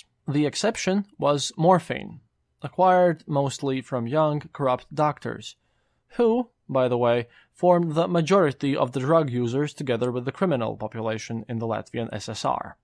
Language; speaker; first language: English; non-native, fluent; Latvian